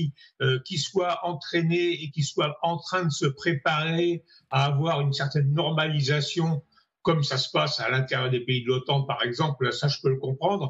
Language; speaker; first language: French; native; French